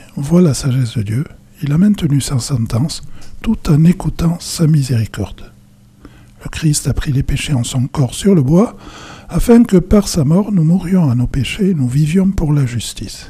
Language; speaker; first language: French; native; French